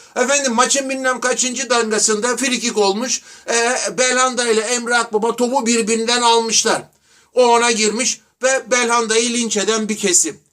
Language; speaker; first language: Turkish; native; Turkish